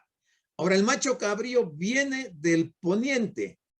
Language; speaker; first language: Spanish; native; Spanish